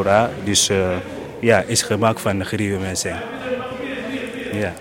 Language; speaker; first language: Dutch; non-native, learner; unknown